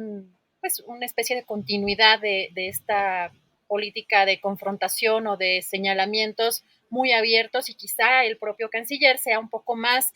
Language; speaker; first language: Spanish; native; Spanish